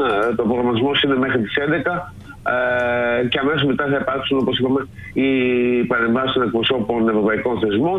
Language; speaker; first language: Greek; native; Greek